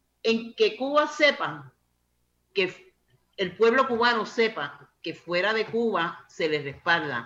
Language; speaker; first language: Spanish; native; Spanish